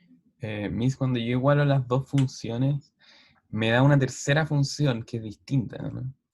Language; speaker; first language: Spanish; native; Spanish